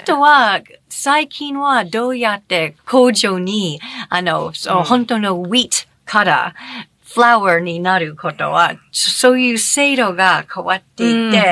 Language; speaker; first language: Japanese; non-native, fluent; English